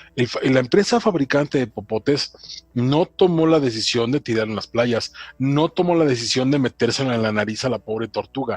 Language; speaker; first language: Spanish; native; Spanish